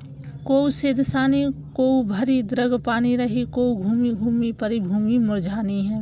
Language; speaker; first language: Hindi; native; Hindi